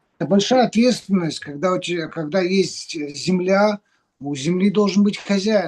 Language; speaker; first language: Russian; native; Russian